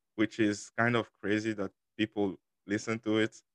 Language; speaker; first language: English; non-native, fluent; French